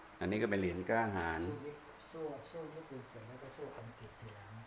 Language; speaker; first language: Thai; native; Thai